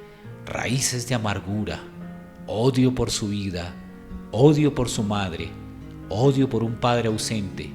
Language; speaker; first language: Spanish; native; Spanish